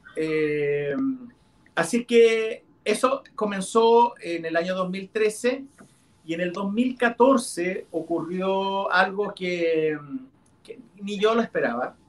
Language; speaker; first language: Spanish; non-native, local second language; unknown